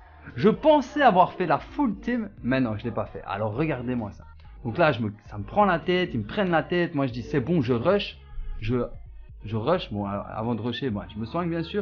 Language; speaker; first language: French; native; French